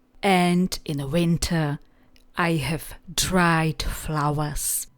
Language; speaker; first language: English; non-native, fluent; Czech